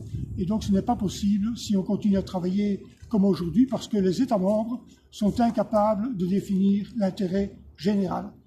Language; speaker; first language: French; native; French